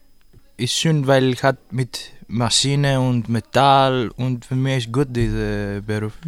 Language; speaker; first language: German; non-native, learner; Greek